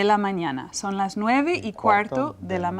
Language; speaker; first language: Spanish; non-native, learner; English